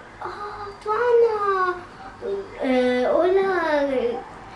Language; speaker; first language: Spanish; early bilingual, heritage; Turkish